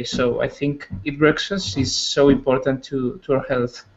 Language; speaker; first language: English; non-native, learner; Spanish